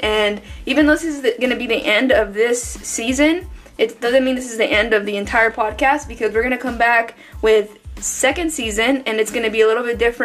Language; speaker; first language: English; early bilingual, other home language; Spanish